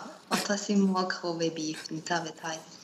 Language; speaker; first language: Japanese; non-native, learner; Spanish